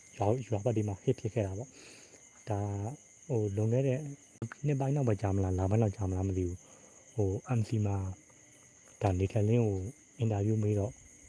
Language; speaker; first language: Burmese; native; Burmese